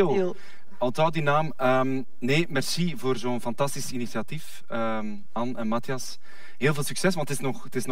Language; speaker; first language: Dutch; native; Dutch